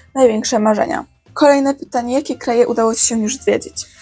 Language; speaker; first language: Polish; native; Polish